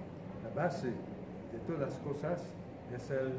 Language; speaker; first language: Spanish; non-native, fluent; Haitian Creole